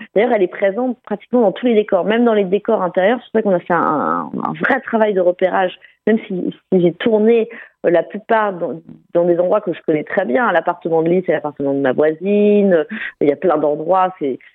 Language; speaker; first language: French; native; French